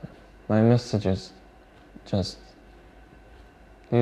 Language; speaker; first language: English; non-native, learner; Bosnian